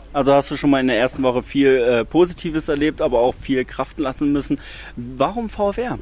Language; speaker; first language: German; native; German